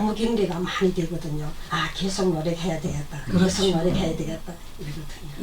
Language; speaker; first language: Korean; native; Korean